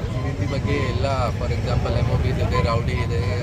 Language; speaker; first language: Kannada; non-native, fluent; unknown